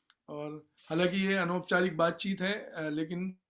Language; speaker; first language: Hindi; native; Hindi